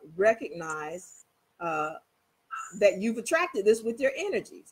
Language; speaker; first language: English; native; English